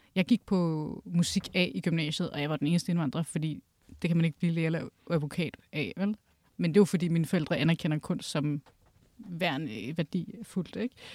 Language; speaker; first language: Danish; early bilingual, other home language; Kurdish